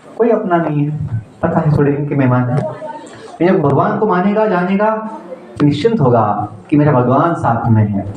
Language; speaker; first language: Hindi; non-native, local second language; Marathi